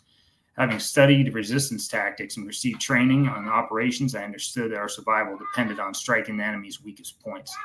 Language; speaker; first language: English; native; English